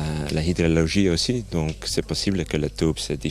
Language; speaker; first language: French; non-native, learner; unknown